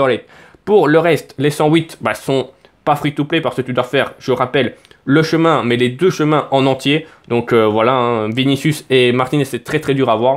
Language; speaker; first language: French; native; French